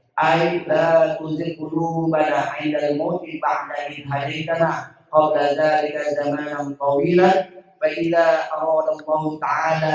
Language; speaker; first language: Arabic; non-native, fluent; Indonesian